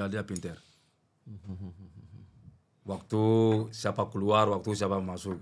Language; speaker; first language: Indonesian; non-native, learner; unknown